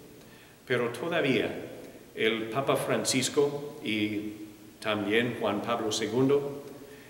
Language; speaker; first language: Spanish; non-native, fluent; English